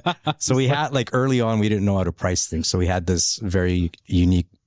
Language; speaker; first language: English; early bilingual, other home language; Polish